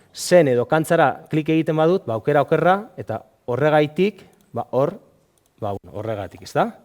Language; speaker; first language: Basque; native; Basque